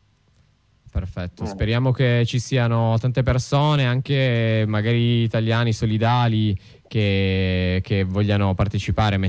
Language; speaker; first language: Italian; native; Italian